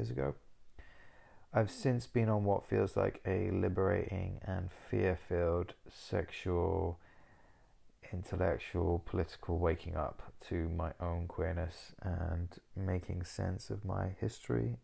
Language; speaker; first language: English; native; English